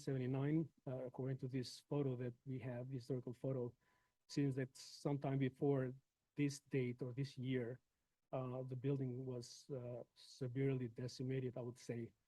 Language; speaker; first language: English; non-native, fluent; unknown